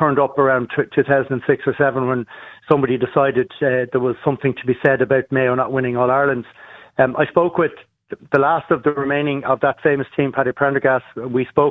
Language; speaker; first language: English; native; English